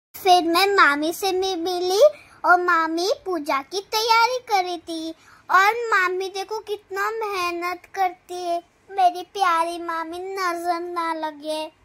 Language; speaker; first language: Hindi; non-native, local second language; Telugu